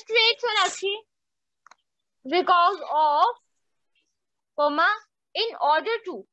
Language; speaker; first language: English; non-native, local second language; Hindi